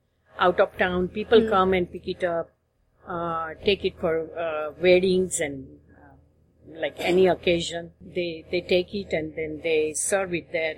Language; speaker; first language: English; non-native, local second language; Gujarati